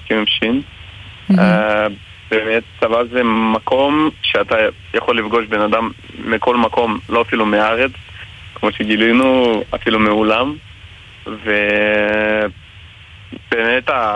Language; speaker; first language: Hebrew; non-native, fluent; Ukrainian